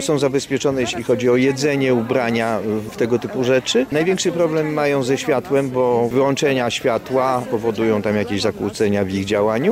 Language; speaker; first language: Polish; non-native, fluent; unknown